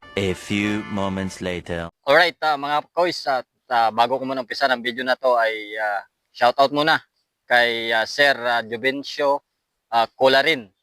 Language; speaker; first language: Filipino; native; Filipino